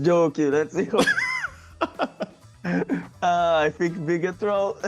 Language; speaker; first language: English; non-native, learner; Portuguese